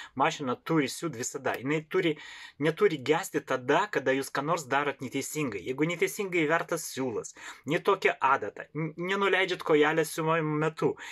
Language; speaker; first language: Lithuanian; non-native, local second language; Russian